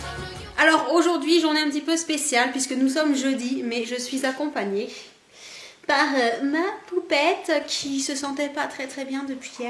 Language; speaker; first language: French; native; French